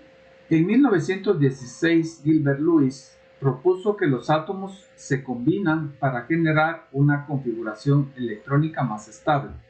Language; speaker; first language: Spanish; native; Spanish